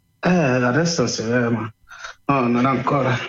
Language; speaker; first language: Italian; non-native, learner; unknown